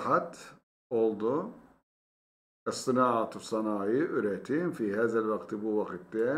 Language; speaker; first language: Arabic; non-native, fluent; Turkish